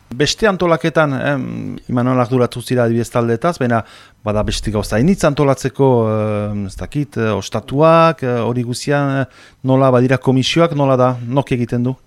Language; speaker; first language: Basque; native; Basque